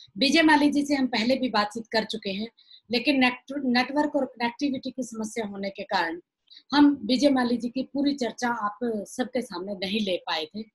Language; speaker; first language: Hindi; native; Hindi